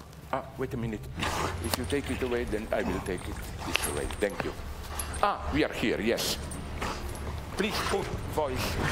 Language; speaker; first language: English; non-native, fluent; Slovenian